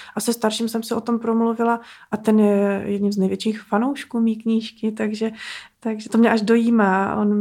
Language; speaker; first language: Czech; native; Czech